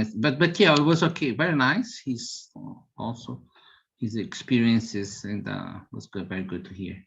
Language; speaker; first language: English; non-native, fluent; Portuguese